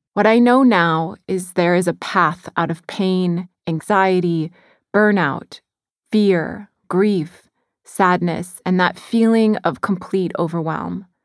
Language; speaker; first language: English; native; English